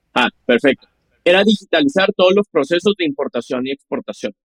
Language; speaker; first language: Spanish; native; Spanish